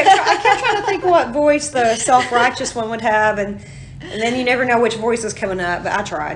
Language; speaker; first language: English; native; English